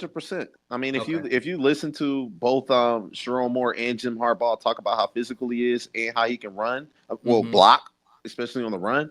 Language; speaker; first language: English; native; English